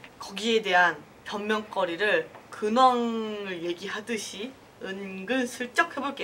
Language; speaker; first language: Korean; native; Korean